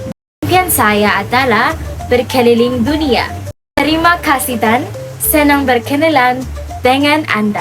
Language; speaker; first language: Indonesian; non-native, learner; Filipino